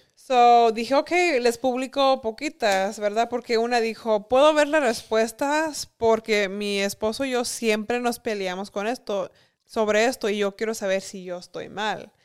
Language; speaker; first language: Spanish; early bilingual, heritage; Spanish